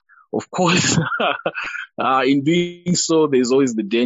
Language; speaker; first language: English; non-native, local second language; Shona